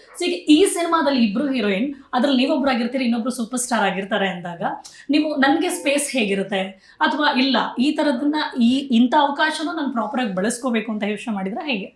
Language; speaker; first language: Kannada; native; Kannada